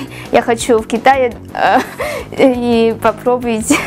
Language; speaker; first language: Russian; non-native, learner; Chinese